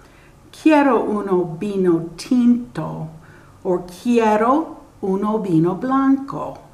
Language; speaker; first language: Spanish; non-native, learner; English